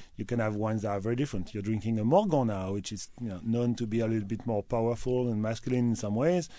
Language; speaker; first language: English; non-native, fluent; French